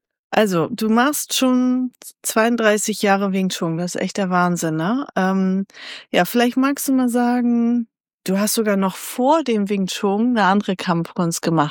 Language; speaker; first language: German; native; German